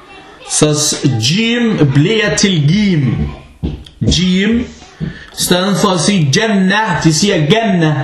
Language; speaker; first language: Danish; non-native, fluent; Arabic